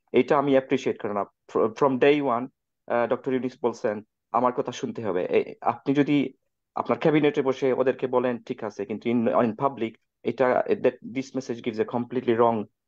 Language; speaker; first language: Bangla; native; Bangla